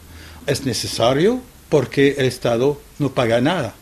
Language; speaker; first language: Spanish; non-native, fluent; French